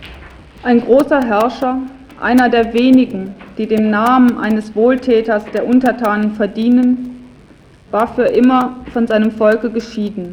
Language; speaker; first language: German; native; German